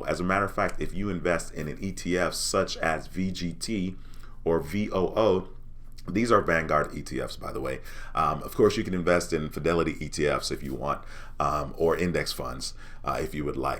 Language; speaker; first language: English; native; English